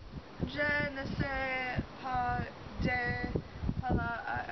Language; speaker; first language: French; non-native, learner; English